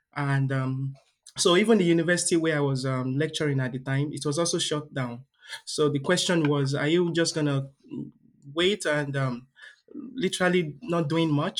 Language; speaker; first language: English; non-native, local second language; Yoruba